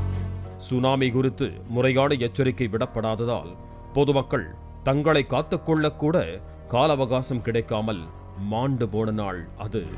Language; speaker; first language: Tamil; native; Tamil